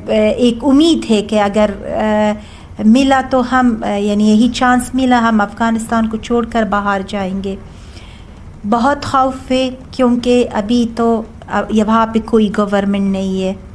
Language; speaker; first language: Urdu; non-native, learner; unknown